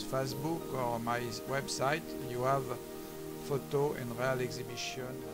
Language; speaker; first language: English; non-native, learner; French